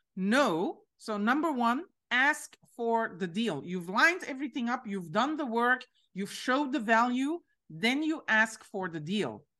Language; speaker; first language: English; non-native, fluent; French